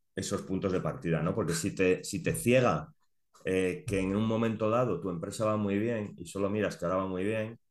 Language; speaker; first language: Spanish; native; Spanish